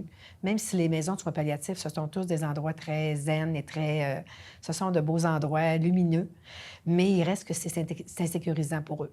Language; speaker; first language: French; native; French